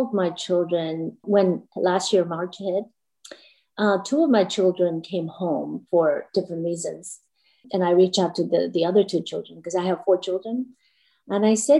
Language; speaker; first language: English; non-native, fluent; Korean